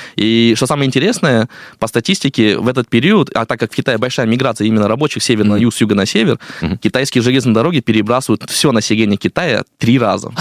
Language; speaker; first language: Russian; non-native, fluent; Chinese